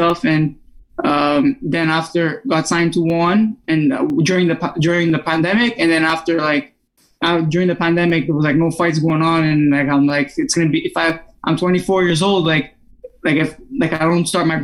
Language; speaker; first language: English; non-native, fluent; Italian